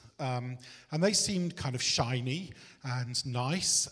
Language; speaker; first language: English; native; English